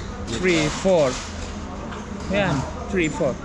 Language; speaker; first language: English; non-native, learner; Turkish